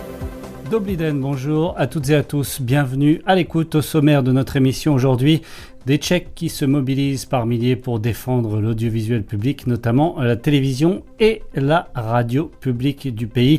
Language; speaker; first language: French; native; French